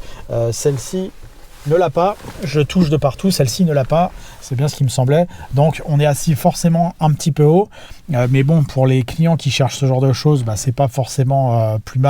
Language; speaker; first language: French; native; French